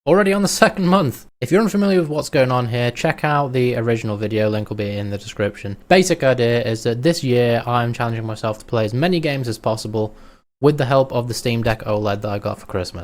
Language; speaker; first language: English; native; English